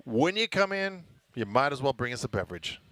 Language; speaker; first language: English; native; English